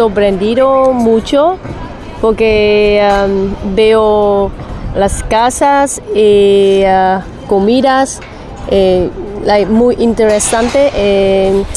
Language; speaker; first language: Spanish; non-native, learner; Vietnamese